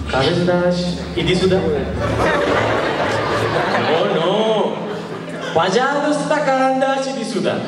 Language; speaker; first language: Russian; non-native, learner; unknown